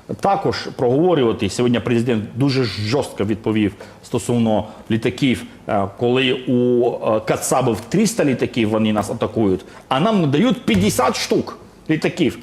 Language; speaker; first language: Ukrainian; native; Ukrainian